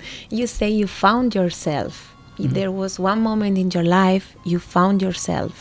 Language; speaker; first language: English; non-native, fluent; Spanish